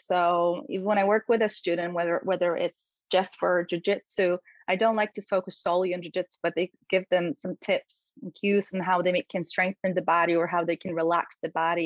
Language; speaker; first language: English; non-native, fluent; Polish